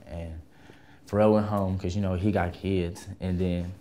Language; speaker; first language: English; native; English